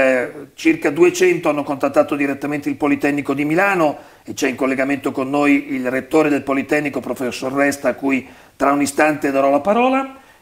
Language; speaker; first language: Italian; native; Italian